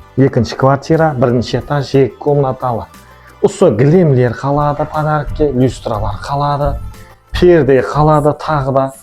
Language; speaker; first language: Uzbek; non-native, local second language; Kara-Kalpak